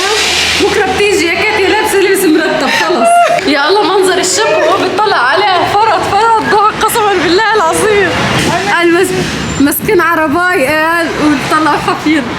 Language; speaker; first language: Arabic; native; Arabic